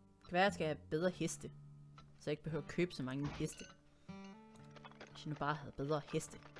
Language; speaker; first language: Danish; native; Danish